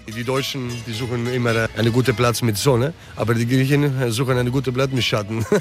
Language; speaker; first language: German; early bilingual, other home language; Greek